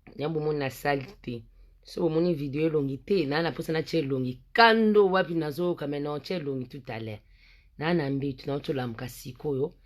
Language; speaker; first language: Lingala; native; Lingala